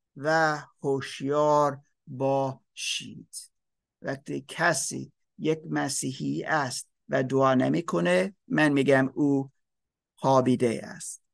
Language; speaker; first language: Persian; non-native, fluent; English